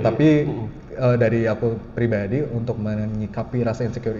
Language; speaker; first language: Indonesian; native; Indonesian